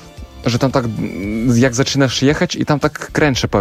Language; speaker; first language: Polish; non-native, learner; Russian